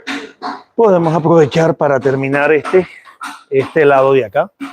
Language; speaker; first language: Spanish; native; Spanish